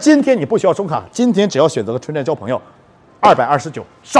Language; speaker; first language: Chinese; native; Chinese